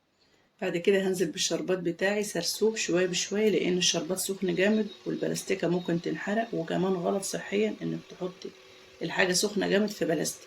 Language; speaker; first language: Arabic; native; Arabic